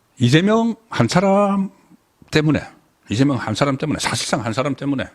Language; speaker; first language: Korean; native; Korean